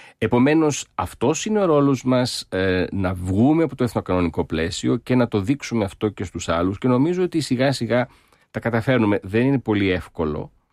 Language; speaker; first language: Greek; early bilingual, heritage; Greek